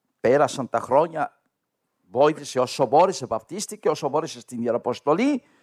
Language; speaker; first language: Greek; non-native, learner; Spanish